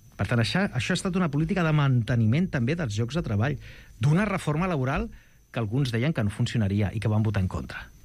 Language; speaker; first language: Catalan; non-native, local second language; Spanish